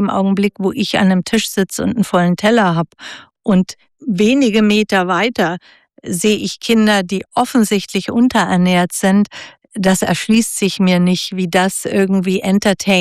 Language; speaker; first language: German; native; German